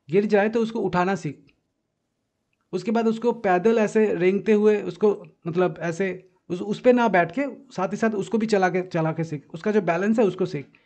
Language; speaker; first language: Hindi; non-native, local second language; Bangla